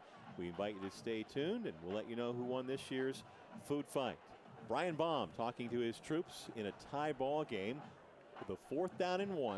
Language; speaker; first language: English; native; English